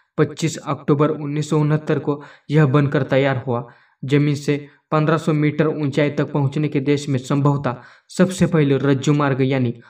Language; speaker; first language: Hindi; non-native, local second language; Marathi